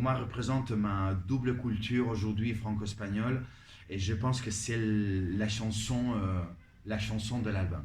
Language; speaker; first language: French; non-native, fluent; Spanish